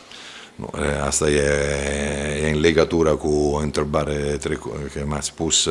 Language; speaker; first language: Romanian; non-native, fluent; Italian